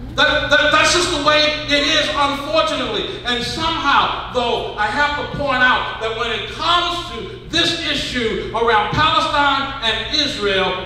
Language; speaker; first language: English; native; English